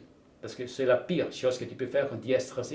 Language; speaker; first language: French; non-native, fluent; Spanish